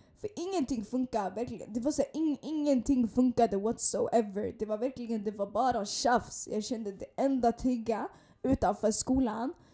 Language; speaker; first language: Swedish; early bilingual, other home language; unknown